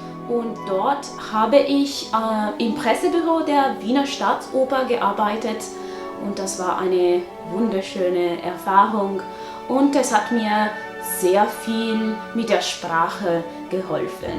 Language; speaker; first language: German; non-native, fluent; Italian